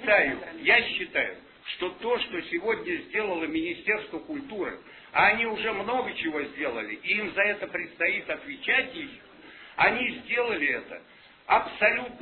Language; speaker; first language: Russian; native; Russian